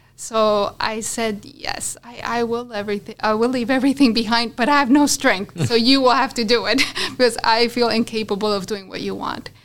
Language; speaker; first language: English; non-native, fluent; Spanish